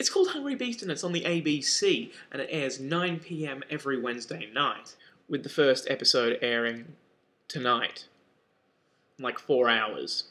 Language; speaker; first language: English; native; English